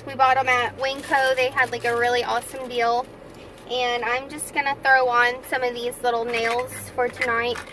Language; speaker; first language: English; native; English